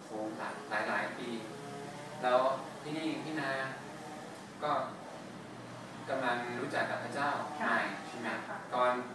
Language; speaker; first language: Thai; non-native, fluent; English